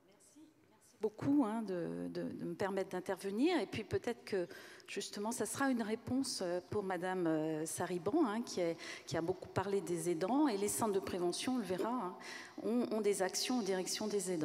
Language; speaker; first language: French; native; French